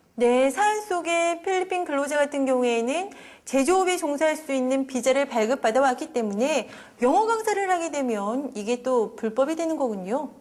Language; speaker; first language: Korean; native; Korean